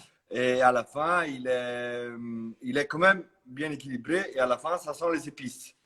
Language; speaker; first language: French; non-native, fluent; Italian